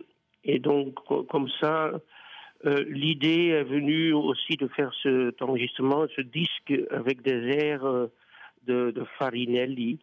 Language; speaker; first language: French; non-native, fluent; Dutch